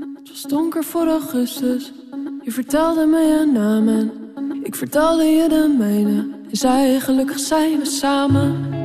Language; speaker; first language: Dutch; native; Dutch